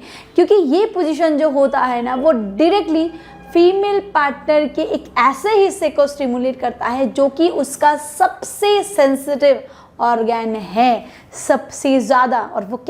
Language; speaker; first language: Hindi; native; Hindi